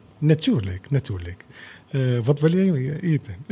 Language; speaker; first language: Dutch; non-native, learner; Arabic